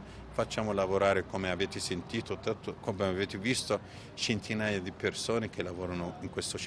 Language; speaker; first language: Italian; non-native, fluent; Arabic